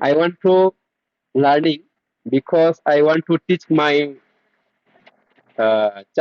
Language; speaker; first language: English; non-native, learner; Bangla